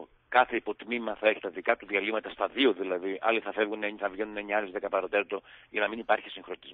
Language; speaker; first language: Greek; native; Greek